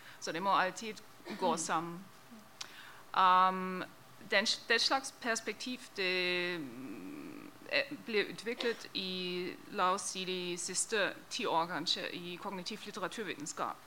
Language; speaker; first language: Norwegian; non-native, fluent; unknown